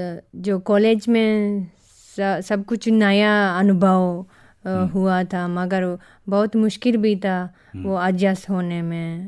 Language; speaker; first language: Hindi; non-native, fluent; Japanese